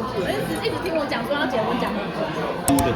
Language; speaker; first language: Chinese; non-native, fluent; Korean